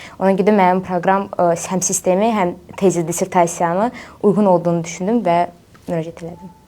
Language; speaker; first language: Azerbaijani; native; Azerbaijani